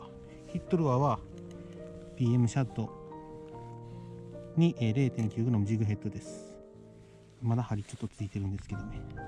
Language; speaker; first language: Japanese; native; Japanese